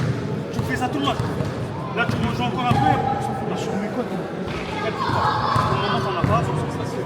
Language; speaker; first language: French; native; French